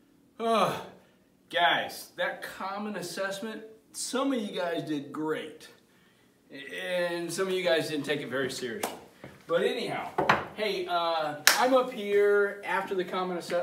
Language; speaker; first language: English; native; English